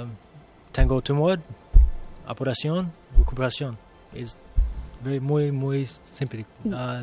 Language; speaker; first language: Spanish; non-native, learner; English